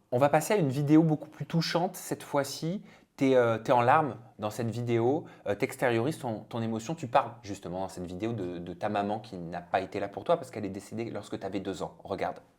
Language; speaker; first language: French; native; French